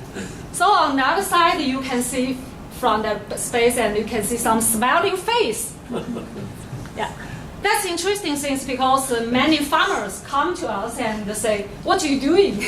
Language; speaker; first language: English; non-native, learner; Chinese